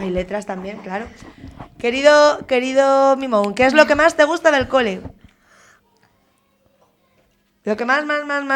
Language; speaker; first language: Spanish; native; Spanish